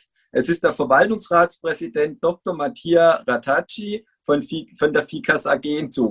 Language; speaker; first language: German; native; German